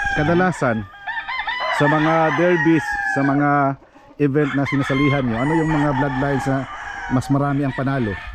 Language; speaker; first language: Filipino; non-native, local second language; Cebuano